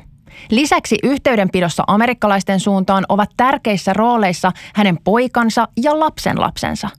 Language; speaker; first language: Finnish; native; Finnish